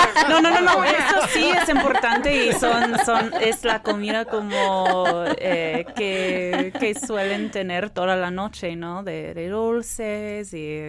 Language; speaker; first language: Spanish; non-native, fluent; English